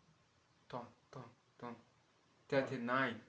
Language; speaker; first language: French; non-native, learner; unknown